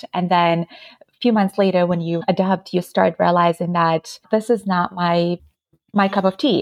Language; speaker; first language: English; non-native, fluent; Ukrainian